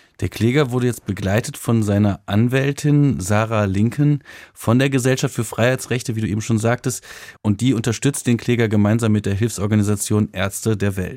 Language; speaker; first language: German; native; German